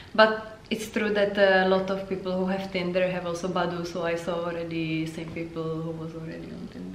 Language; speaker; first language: English; non-native, fluent; Czech